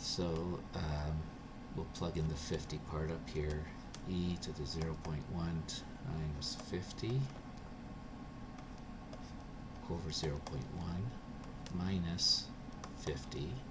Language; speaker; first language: English; native; English